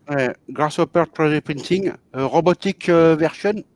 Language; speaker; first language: English; non-native, learner; French